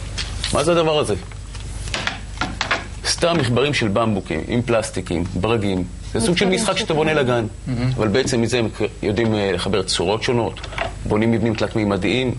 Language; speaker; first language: Hebrew; native; Hebrew